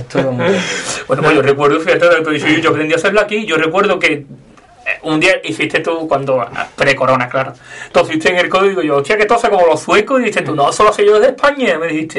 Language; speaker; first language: Spanish; native; Spanish